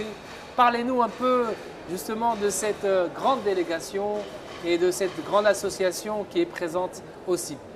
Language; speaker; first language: French; non-native, local second language; Arabic